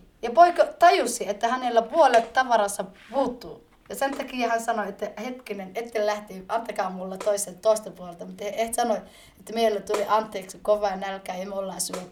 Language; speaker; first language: Finnish; early bilingual, other home language; Somali